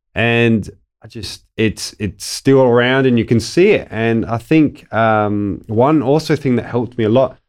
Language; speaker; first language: English; early bilingual, other home language; Italian